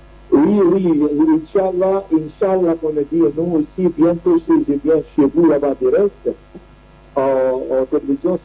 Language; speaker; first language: French; non-native, learner; Arabic